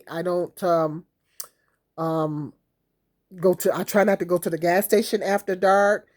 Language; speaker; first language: English; native; English